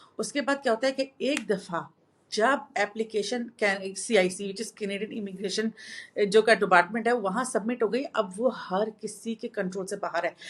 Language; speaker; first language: Urdu; native; Urdu